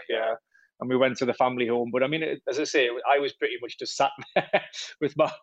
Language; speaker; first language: English; native; English